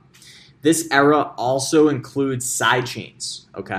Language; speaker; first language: English; native; English